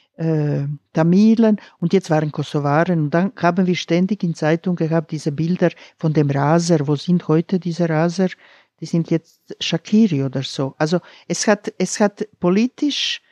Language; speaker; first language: German; non-native, fluent; Croatian